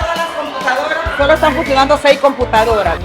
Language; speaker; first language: Spanish; native; Spanish